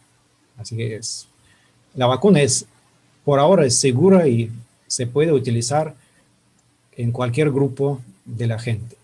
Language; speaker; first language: Spanish; non-native, fluent; Russian